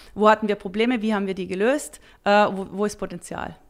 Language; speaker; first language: German; native; German